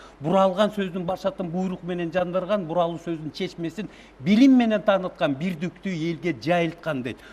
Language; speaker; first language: Kyrgyz; native; Kyrgyz